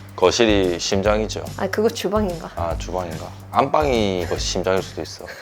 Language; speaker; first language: Korean; native; Korean